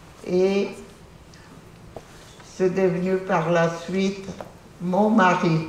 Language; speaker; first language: French; non-native, fluent; Polish